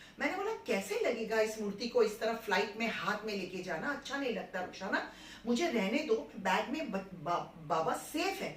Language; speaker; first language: Hindi; native; Hindi